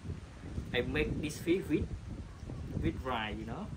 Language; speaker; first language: English; non-native, learner; Khmer